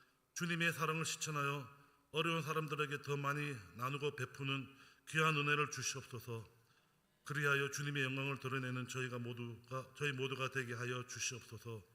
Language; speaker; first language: Korean; native; Korean